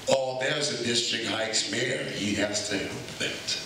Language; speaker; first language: English; native; English